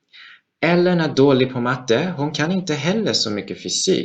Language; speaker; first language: Swedish; non-native, fluent; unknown